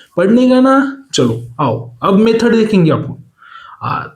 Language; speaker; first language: Hindi; non-native, local second language; Marathi